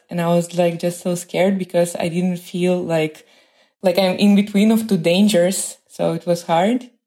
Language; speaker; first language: English; non-native, fluent; Russian